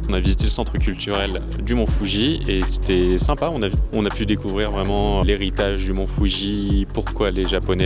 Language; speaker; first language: French; native; French